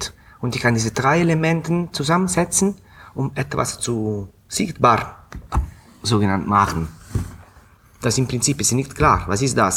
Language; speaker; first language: German; non-native, fluent; Italian